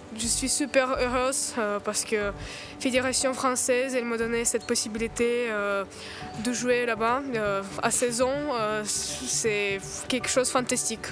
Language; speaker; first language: French; non-native, fluent; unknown